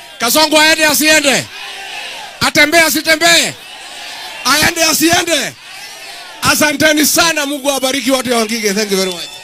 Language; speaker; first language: Swahili; non-native, local second language; Kikuyu